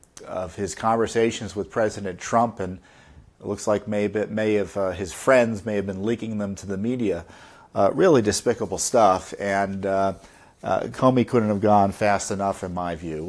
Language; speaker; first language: English; native; English